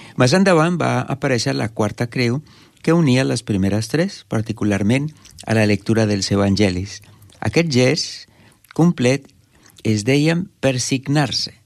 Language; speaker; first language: Catalan; non-native, fluent; Spanish